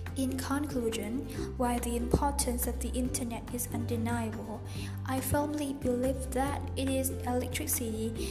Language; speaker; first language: English; non-native, fluent; Vietnamese